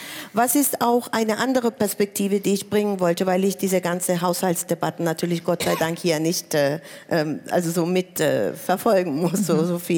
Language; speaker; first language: German; non-native, fluent; Spanish